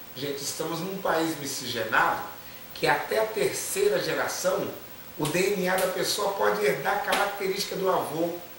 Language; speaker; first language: Portuguese; native; Portuguese